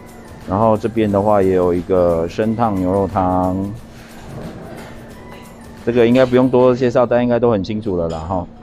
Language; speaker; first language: Chinese; native; Chinese